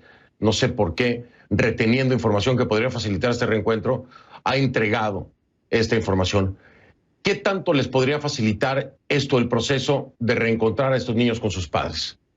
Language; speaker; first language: Spanish; native; Spanish